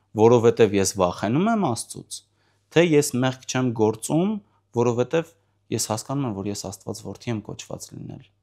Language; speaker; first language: Armenian; early bilingual, heritage; Armenian